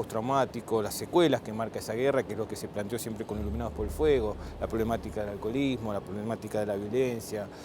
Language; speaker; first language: Spanish; native; Spanish